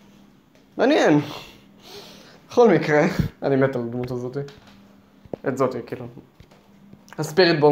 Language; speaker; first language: Hebrew; native; Hebrew